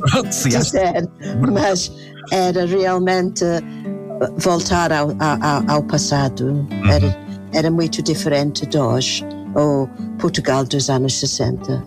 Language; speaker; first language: Portuguese; non-native, fluent; English